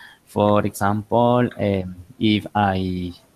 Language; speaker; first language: English; non-native, learner; Spanish